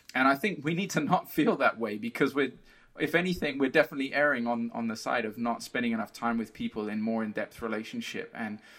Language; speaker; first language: English; early bilingual, other home language; Portuguese